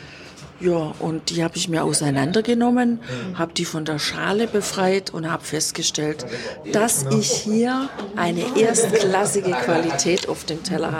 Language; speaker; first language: German; native; German